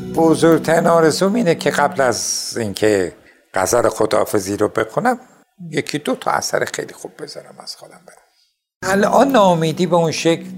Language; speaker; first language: Persian; non-native, local second language; Azerbaijani